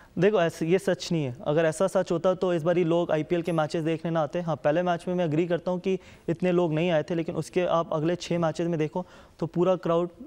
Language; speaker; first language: Hindi; native; Hindi